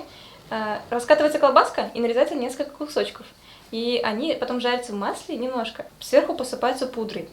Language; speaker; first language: Russian; native; Russian